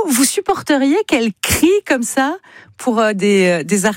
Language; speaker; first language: French; native; French